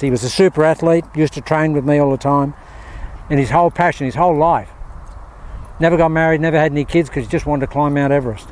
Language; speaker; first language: English; native; English